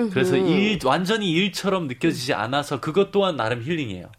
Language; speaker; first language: Korean; early bilingual, heritage; Korean